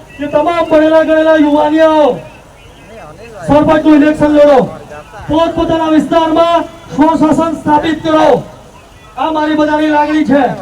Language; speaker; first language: Gujarati; non-native, local second language; Gamit